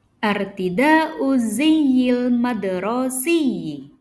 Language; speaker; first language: Arabic; non-native, fluent; Indonesian